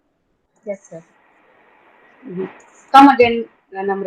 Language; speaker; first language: English; non-native, learner; Hindi